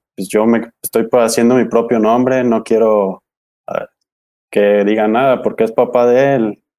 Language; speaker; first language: Spanish; native; Spanish